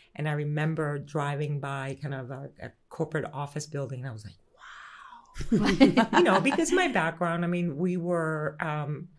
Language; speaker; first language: English; early bilingual, other home language; Greek